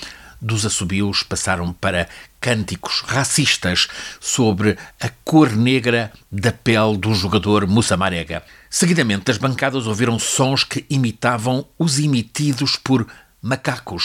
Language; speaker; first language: Portuguese; native; Portuguese